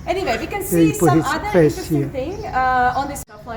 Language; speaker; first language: English; non-native, fluent; Latvian